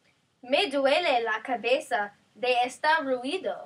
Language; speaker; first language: Spanish; non-native, learner; English